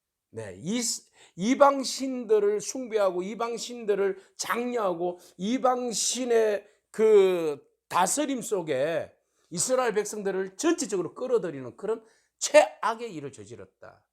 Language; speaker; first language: Korean; native; Korean